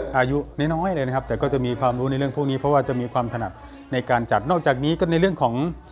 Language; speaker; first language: Thai; non-native, local second language; Lao